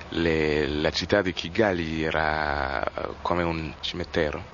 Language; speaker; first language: Italian; non-native, fluent; Kinyarwanda